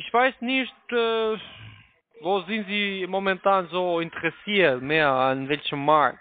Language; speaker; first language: German; non-native, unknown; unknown